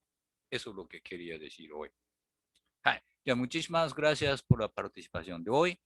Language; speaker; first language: Spanish; non-native, learner; Japanese